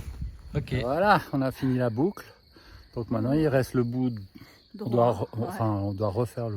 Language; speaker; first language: French; native; French